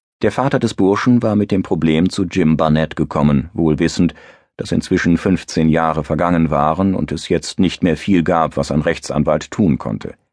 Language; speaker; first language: German; native; German